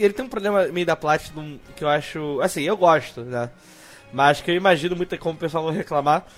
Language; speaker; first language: Portuguese; native; Portuguese